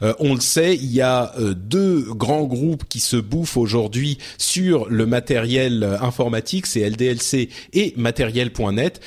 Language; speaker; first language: French; early bilingual, other home language; Arabic